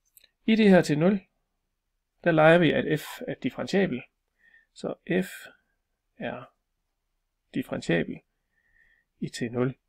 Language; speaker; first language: Danish; native; Danish